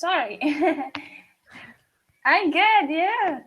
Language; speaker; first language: English; non-native, fluent; Portuguese